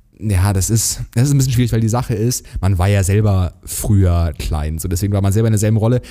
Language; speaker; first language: German; native; German